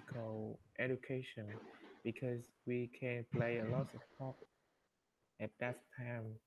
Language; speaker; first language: English; non-native, learner; Vietnamese